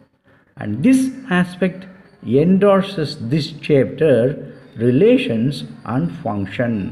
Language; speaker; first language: English; non-native, local second language; Tamil